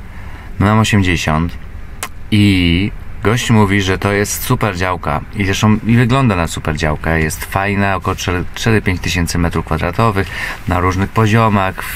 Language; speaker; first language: Polish; native; Polish